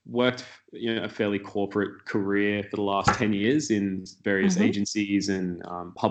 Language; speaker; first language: English; native; English